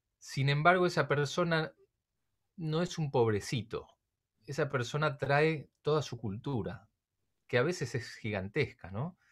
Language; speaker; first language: Spanish; native; Spanish